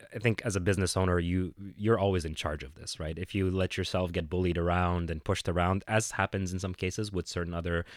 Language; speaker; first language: English; non-native, fluent; Arabic